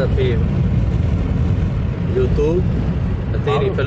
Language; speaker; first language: Arabic; non-native, learner; Urdu